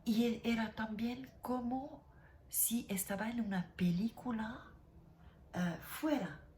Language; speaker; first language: Spanish; non-native, learner; French